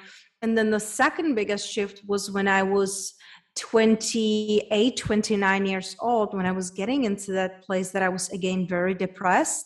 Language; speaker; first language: English; non-native, fluent; Czech